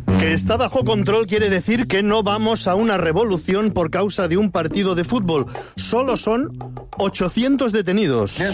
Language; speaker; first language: Spanish; native; Spanish